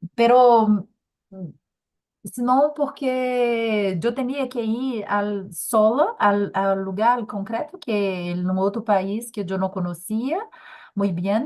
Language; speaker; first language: Spanish; non-native, learner; Portuguese